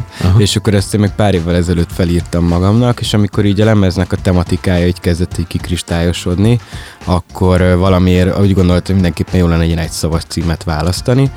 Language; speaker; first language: Hungarian; native; Hungarian